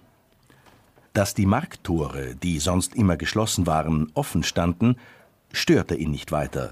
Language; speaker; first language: German; native; German